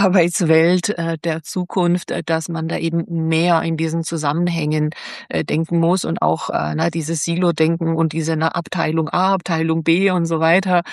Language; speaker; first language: German; native; German